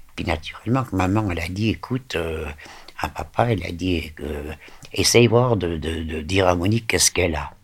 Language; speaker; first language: French; native; French